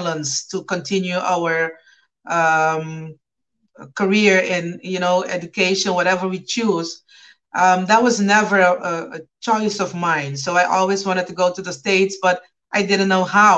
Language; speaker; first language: English; non-native, fluent; Papiamento